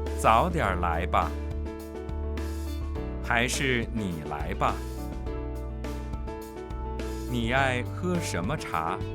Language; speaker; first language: Chinese; non-native, fluent; Korean